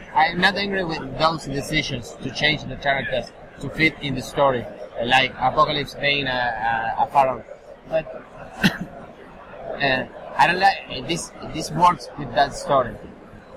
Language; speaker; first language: English; non-native, learner; Spanish